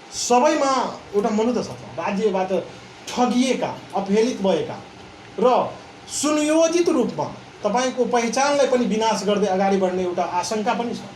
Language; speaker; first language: Nepali; non-native, local second language; Maithili